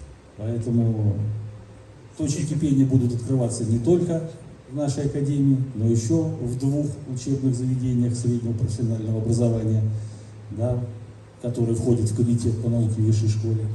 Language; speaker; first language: Russian; native; Russian